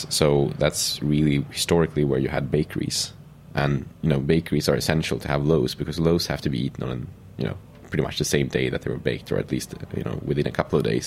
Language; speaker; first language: English; non-native, fluent; Swedish